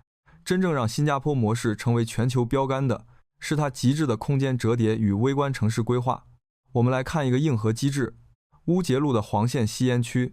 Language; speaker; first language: Chinese; native; Chinese